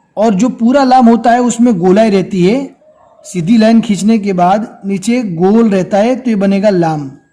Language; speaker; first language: Hindi; native; Hindi